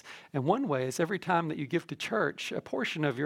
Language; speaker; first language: English; native; English